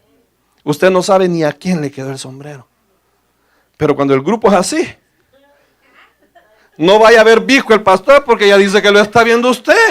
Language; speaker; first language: Spanish; native; Spanish